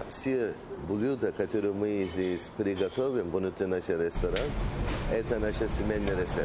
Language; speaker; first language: Russian; non-native, learner; Turkish